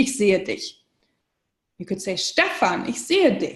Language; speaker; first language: German; non-native, fluent; English